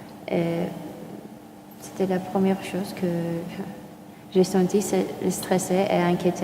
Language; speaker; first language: French; non-native, fluent; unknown